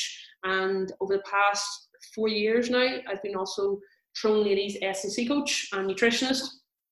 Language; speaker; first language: English; native; English